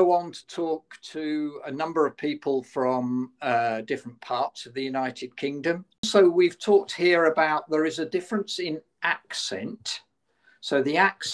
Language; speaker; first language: English; native; English